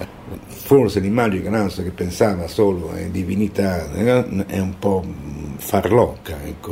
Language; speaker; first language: Italian; native; Italian